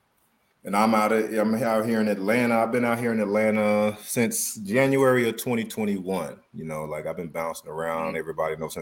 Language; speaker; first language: English; native; English